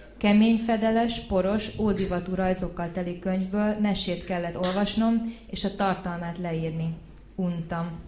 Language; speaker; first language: Hungarian; early bilingual, heritage; Hungarian